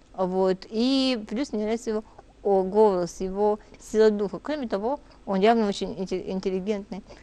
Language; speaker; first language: Russian; native; Russian